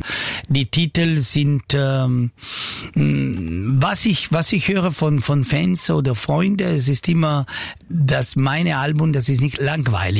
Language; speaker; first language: German; non-native, learner; Italian